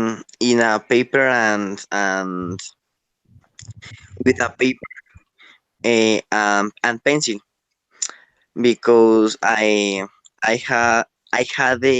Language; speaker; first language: English; non-native, learner; Spanish